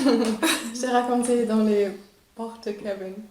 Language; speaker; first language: French; non-native, fluent; German